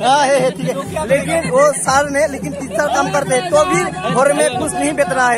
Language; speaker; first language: Hindi; non-native, local second language; Assamese